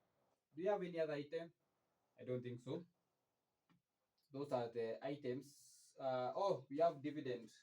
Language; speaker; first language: English; non-native, local second language; Swahili